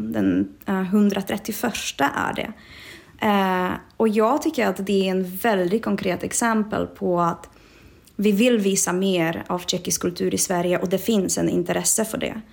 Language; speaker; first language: Swedish; non-native, fluent; Czech